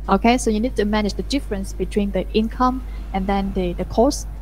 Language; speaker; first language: English; non-native, fluent; Vietnamese